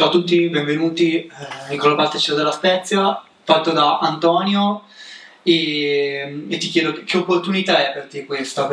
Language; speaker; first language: Italian; native; Italian